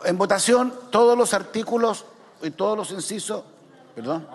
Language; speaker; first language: Spanish; native; Spanish